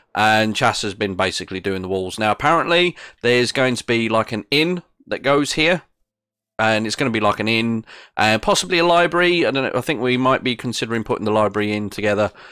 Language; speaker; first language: English; native; English